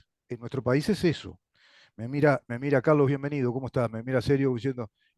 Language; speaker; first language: Spanish; native; Spanish